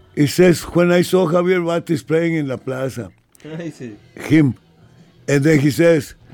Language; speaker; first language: English; non-native, fluent; Spanish